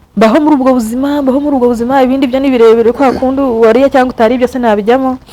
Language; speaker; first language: Kinyarwanda; early bilingual, heritage; Kinyarwanda